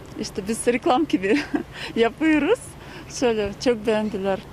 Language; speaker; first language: Turkish; non-native, fluent; Russian